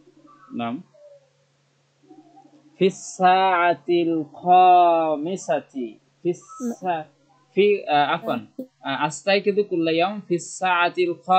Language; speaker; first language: Arabic; non-native, learner; Bangla